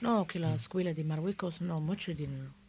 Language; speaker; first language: Spanish; non-native, learner; Arabic